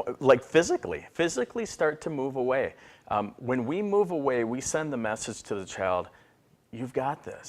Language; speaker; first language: English; native; English